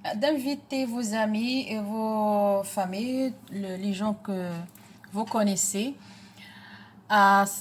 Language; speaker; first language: French; non-native, local second language; Arabic